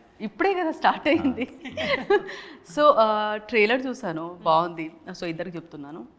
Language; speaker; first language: Telugu; native; Telugu